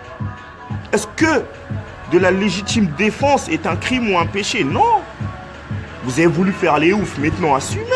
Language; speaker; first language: French; non-native, local second language; Lingala